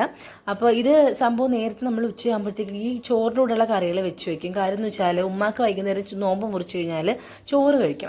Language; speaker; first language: Malayalam; native; Malayalam